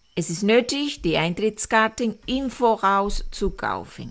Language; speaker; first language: German; non-native, fluent; Spanish